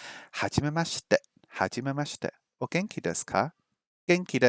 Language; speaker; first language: Japanese; non-native, learner; English